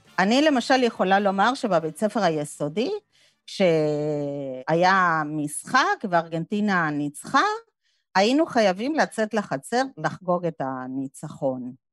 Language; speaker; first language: Hebrew; non-native, fluent; Spanish